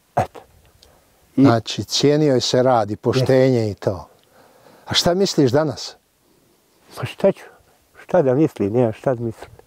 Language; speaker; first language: Bosnian; native; Bosnian